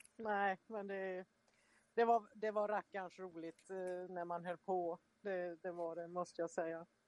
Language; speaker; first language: Swedish; native; Swedish